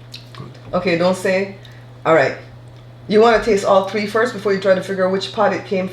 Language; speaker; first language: English; native; English